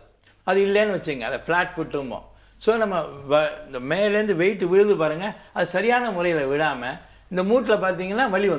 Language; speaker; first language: Tamil; native; Tamil